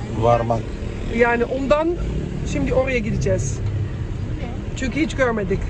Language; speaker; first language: Turkish; early bilingual, heritage; Turkish